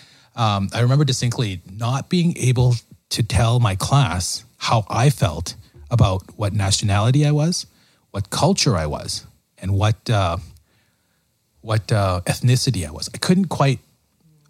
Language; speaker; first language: English; native; English